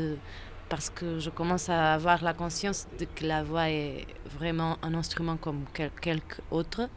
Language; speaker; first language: French; non-native, fluent; Portuguese